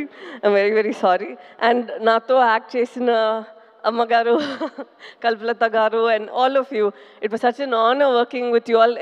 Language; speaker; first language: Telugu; non-native, fluent; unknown